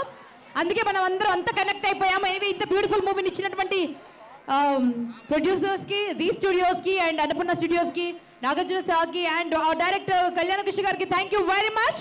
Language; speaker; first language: Telugu; native; Telugu